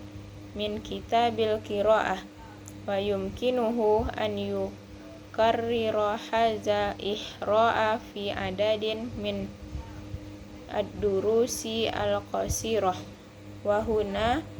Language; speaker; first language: Arabic; non-native, learner; Indonesian